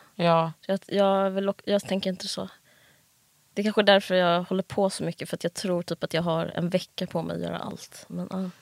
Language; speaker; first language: Swedish; native; Swedish